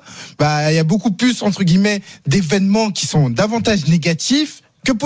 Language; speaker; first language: French; native; French